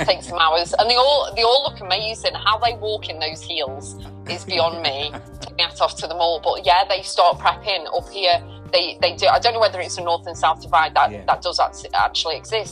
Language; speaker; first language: English; native; English